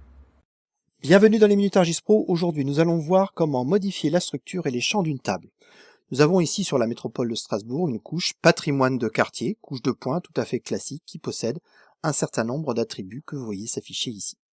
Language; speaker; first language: French; native; French